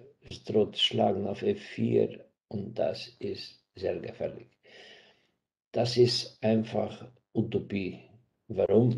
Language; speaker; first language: German; non-native, fluent; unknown